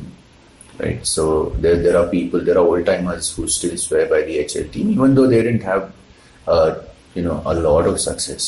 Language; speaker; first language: English; non-native, local second language; Malayalam